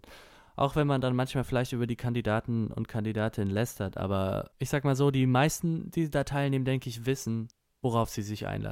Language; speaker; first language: German; native; German